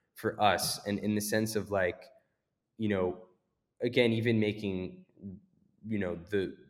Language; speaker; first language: English; native; English